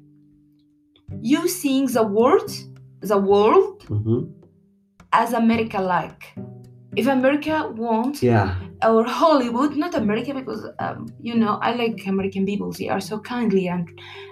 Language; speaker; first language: English; non-native, learner; Arabic